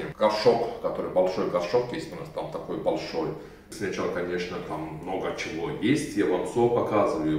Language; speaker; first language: Russian; non-native, learner; Turkish